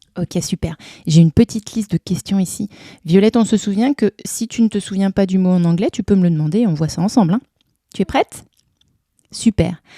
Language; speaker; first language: French; native; French